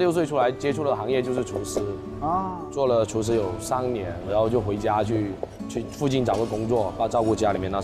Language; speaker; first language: Chinese; non-native, local second language; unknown